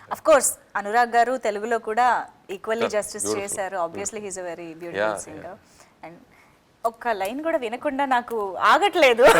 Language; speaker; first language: Telugu; native; Telugu